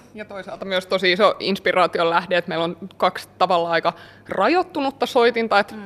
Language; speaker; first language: Finnish; native; Finnish